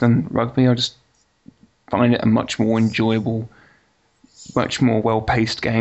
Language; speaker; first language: English; native; English